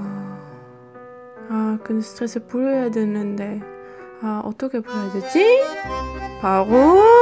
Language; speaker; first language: Korean; non-native, learner; Dutch